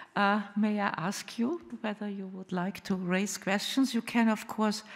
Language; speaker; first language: English; non-native, fluent; German